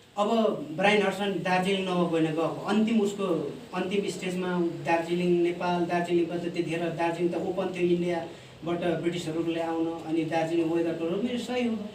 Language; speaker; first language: Nepali; non-native, local second language; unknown